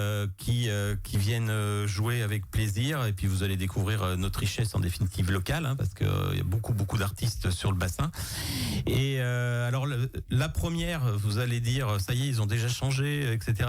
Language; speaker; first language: French; native; French